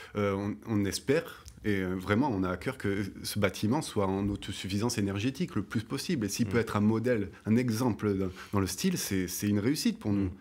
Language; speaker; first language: French; native; French